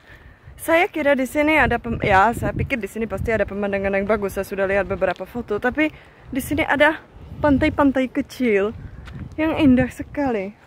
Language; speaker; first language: Indonesian; non-native, fluent; Czech